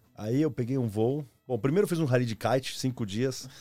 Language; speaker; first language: Portuguese; early bilingual, other home language; Spanish